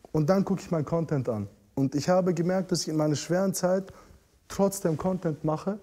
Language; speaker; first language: German; non-native, fluent; Russian